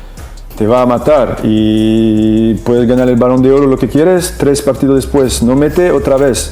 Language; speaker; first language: Spanish; non-native, fluent; French